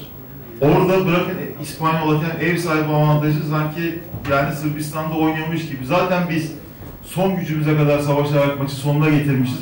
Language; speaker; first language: Turkish; native; Turkish